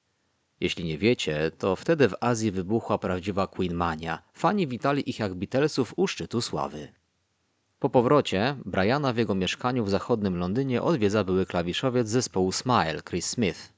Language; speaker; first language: Polish; native; Polish